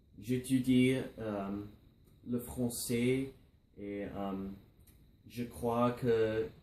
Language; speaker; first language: French; non-native, learner; English